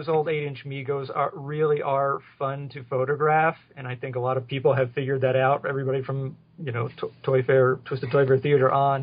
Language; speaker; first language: English; native; English